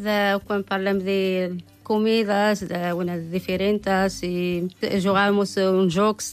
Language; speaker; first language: Catalan; non-native, learner; Spanish